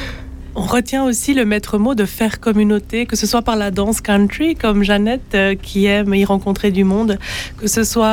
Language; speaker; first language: French; native; French